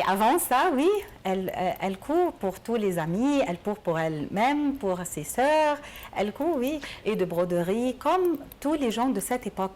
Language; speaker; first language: French; non-native, learner; Arabic